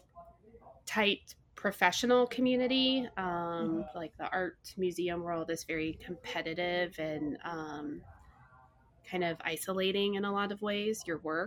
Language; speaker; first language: English; native; English